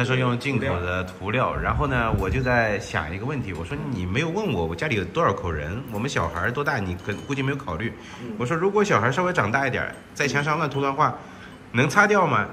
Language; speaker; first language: Chinese; native; Chinese